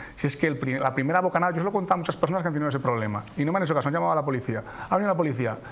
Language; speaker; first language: Spanish; native; Spanish